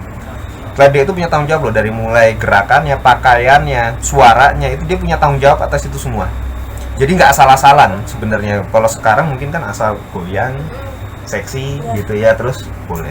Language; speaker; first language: Indonesian; native; Indonesian